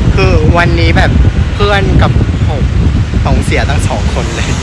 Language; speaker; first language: Thai; non-native, fluent; Vietnamese